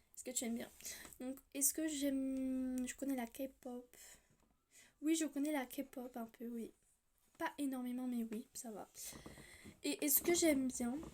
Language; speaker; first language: French; native; French